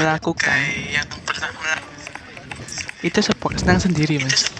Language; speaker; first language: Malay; non-native, local second language; Javanese